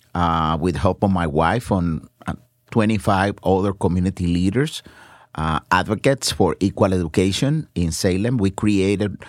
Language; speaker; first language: English; non-native, fluent; Spanish